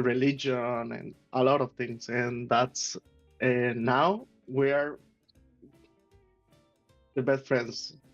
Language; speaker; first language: English; non-native, learner; Spanish